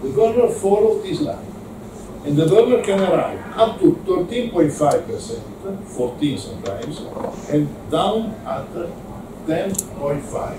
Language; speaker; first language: English; non-native, learner; Italian